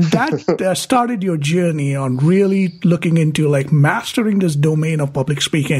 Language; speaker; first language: English; non-native, local second language; Hindi